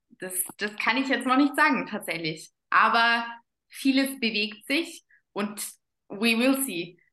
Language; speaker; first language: German; non-native, fluent; Spanish